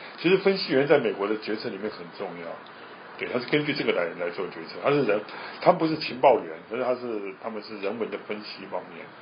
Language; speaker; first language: Chinese; native; Chinese